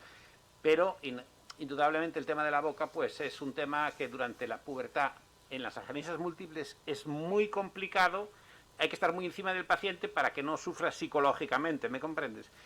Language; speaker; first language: Spanish; native; Spanish